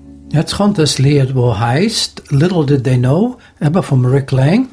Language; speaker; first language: German; native; German